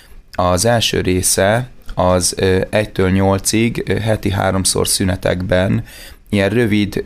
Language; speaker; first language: Hungarian; native; Hungarian